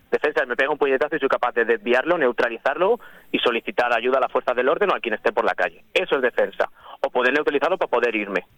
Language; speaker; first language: Spanish; native; Spanish